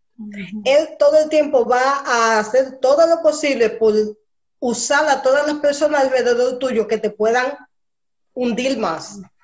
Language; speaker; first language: Spanish; early bilingual, heritage; Spanish